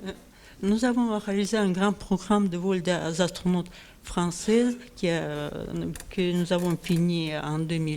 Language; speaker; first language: French; non-native, learner; Russian